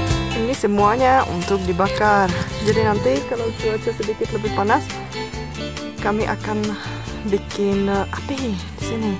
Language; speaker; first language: Indonesian; non-native, fluent; Czech